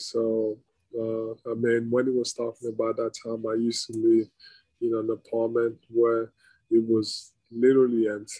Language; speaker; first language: English; non-native, local second language; French